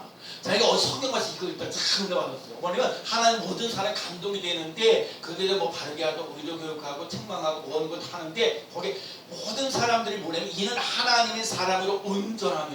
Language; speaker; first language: Korean; native; Korean